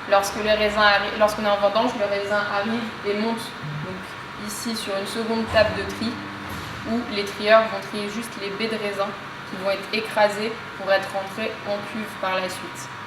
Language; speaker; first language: French; native; French